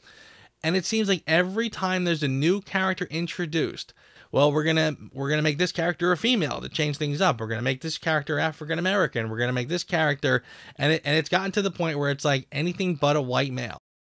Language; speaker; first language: English; native; English